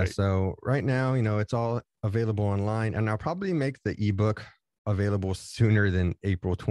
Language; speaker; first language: English; native; English